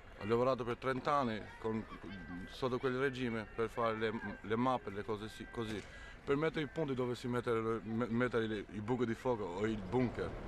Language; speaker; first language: Italian; non-native, fluent; Albanian